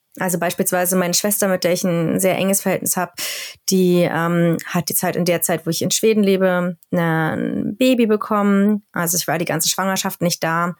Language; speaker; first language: German; native; German